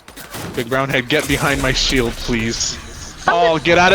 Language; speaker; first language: English; native; English